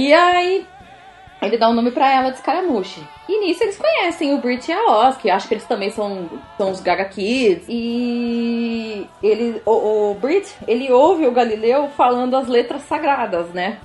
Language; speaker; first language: Portuguese; native; Portuguese